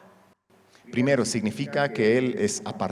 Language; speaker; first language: Spanish; native; Spanish